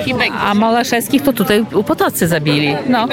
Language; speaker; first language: Polish; non-native, local second language; Belarusian